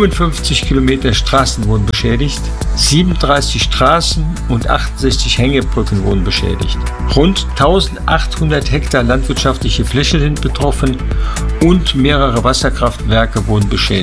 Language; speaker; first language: German; native; German